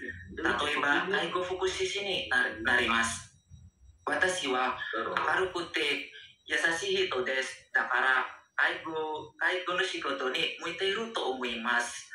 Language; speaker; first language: Japanese; non-native, learner; Indonesian